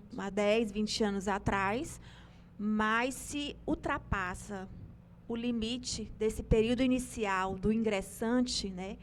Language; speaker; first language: Portuguese; native; Portuguese